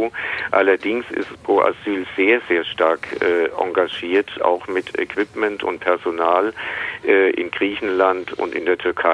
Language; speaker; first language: German; native; German